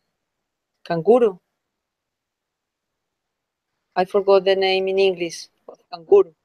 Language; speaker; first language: English; non-native, learner; Spanish